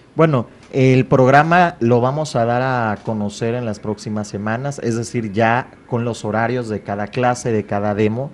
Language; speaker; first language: Spanish; native; Spanish